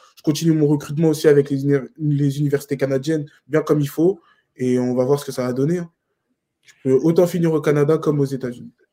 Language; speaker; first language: French; native; French